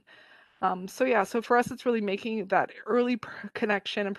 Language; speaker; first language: English; native; English